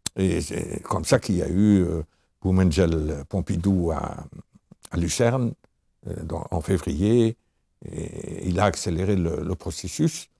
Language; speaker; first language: French; non-native, local second language; Arabic